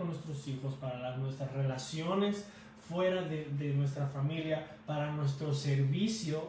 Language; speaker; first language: Spanish; native; Spanish